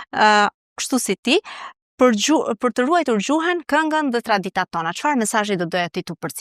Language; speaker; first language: Albanian; native; Albanian